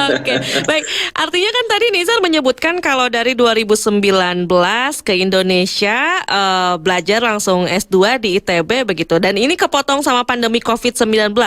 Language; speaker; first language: Indonesian; native; Indonesian